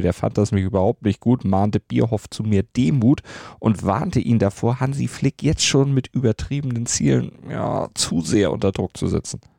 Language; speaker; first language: German; native; German